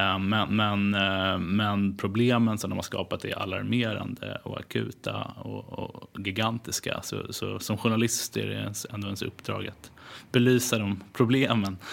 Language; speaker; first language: Swedish; native; Swedish